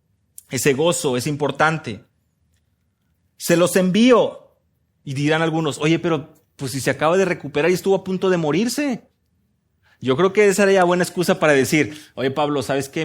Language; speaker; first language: Spanish; native; Spanish